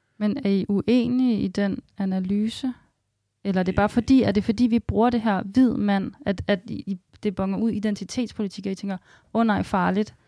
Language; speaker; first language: Danish; native; Danish